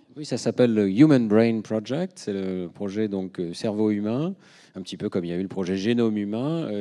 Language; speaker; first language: French; native; French